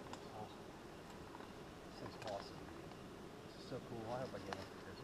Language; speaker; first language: English; native; English